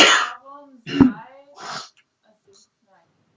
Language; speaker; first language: German; non-native, learner; English